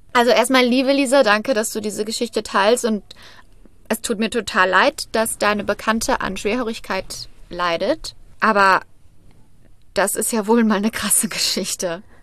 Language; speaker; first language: German; native; German